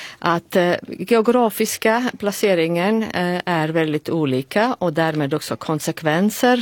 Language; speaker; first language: Swedish; non-native, fluent; Latvian